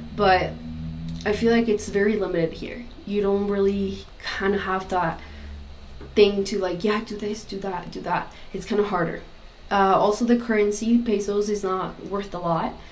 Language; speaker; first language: English; non-native, fluent; Spanish